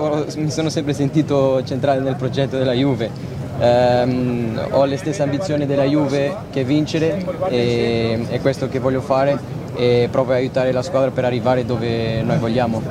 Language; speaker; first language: Italian; non-native, fluent; Portuguese